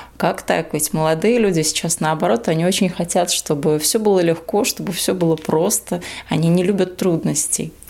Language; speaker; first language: Russian; native; Russian